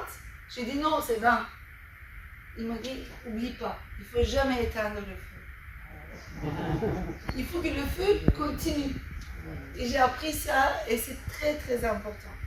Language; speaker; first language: French; non-native, fluent; Turkish